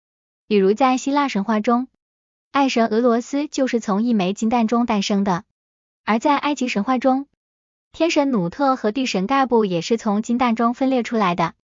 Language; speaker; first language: Chinese; native; Chinese